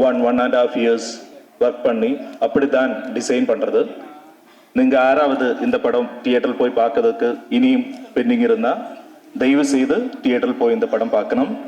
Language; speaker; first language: Tamil; non-native, learner; Malayalam